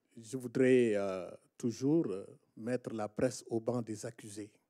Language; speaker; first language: French; non-native, local second language; Wolof